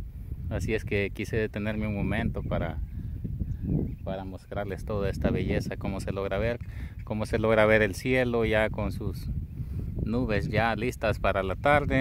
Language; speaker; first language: Spanish; native; Spanish